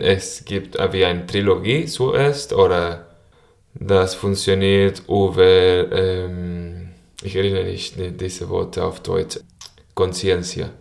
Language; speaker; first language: German; non-native, learner; Spanish